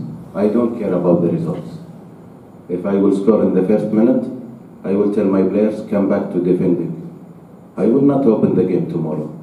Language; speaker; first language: English; non-native, learner; Arabic